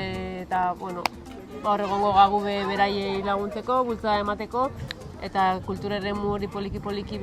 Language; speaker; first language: Basque; native; Basque